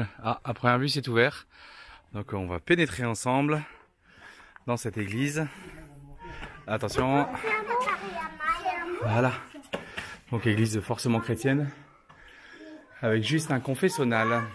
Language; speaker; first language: French; native; French